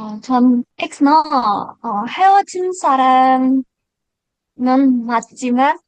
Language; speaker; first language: Korean; non-native, learner; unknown